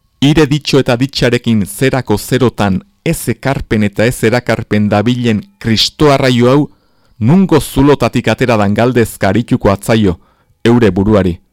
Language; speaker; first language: Basque; native; Basque